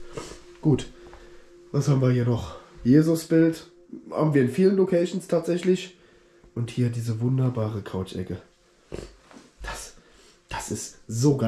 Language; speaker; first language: German; native; German